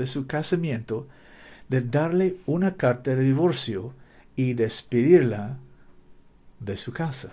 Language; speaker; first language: Spanish; non-native, learner; English